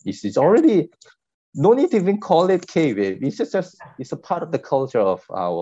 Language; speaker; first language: English; non-native, fluent; Korean